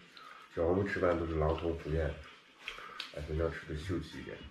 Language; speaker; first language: Chinese; non-native, local second language; Kazakh